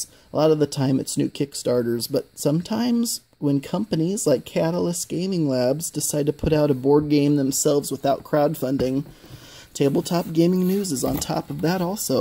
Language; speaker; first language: English; native; English